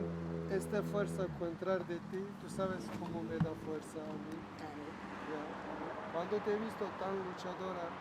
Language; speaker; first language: Spanish; non-native, learner; Kurdish